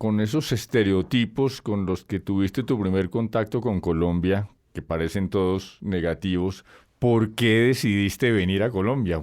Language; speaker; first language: Spanish; native; Spanish